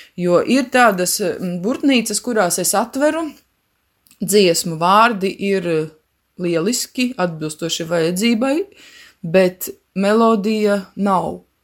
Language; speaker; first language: Latvian; native; Latvian